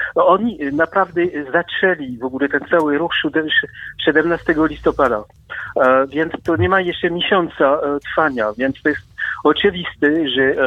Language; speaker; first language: Polish; non-native, fluent; French